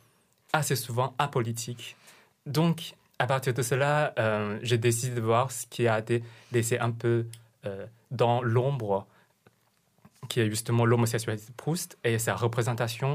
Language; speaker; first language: French; non-native, fluent; Chinese